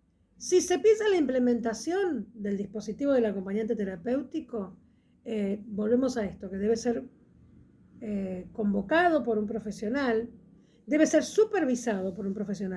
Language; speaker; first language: Spanish; native; Spanish